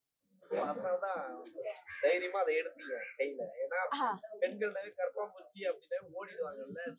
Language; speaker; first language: Tamil; native; Tamil